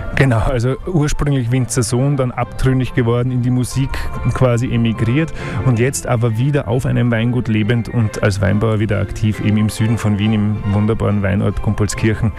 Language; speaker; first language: German; native; German